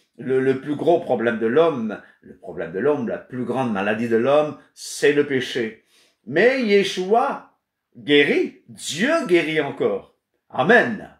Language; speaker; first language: French; non-native, fluent; Kabuverdianu